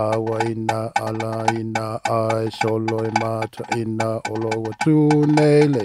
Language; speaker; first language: English; non-native, fluent; Samoan